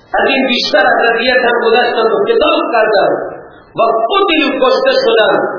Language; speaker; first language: Persian; native; Persian